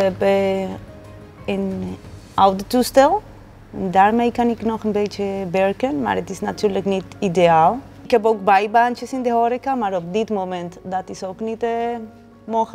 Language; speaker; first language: Dutch; non-native, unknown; Spanish